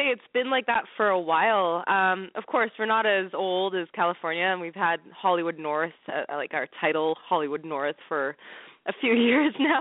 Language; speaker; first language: English; native; English